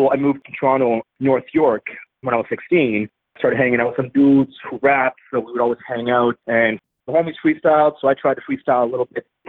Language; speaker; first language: English; native; English